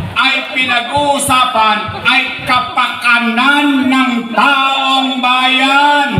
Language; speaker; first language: Filipino; native; Filipino